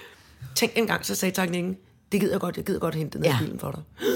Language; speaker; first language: Danish; native; Danish